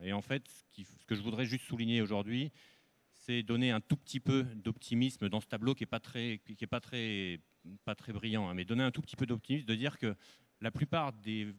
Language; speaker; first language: French; native; French